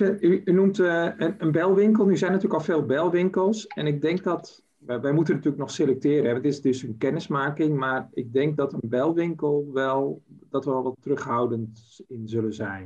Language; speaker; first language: Dutch; native; Dutch